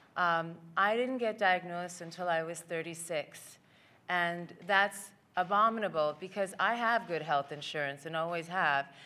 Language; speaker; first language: English; native; English